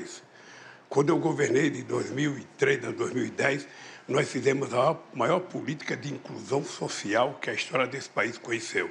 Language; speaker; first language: Portuguese; native; Portuguese